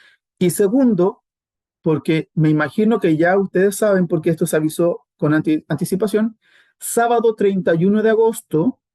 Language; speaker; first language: Spanish; native; Spanish